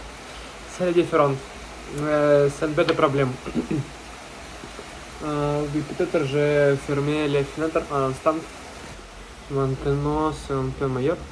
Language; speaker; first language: French; non-native, learner; Russian